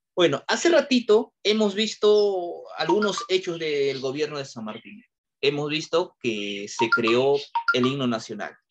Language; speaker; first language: Spanish; native; Spanish